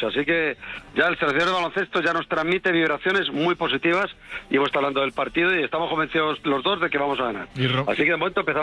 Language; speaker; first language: Spanish; native; Spanish